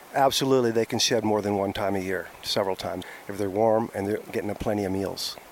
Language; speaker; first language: English; native; English